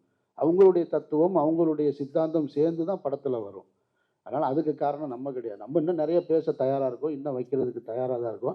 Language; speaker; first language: Tamil; native; Tamil